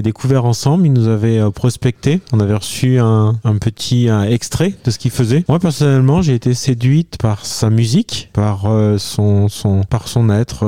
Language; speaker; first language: French; native; French